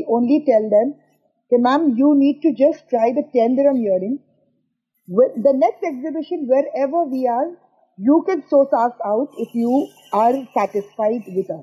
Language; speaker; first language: English; non-native, local second language; Gujarati